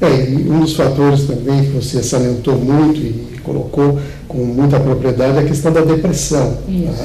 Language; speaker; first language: Portuguese; native; Portuguese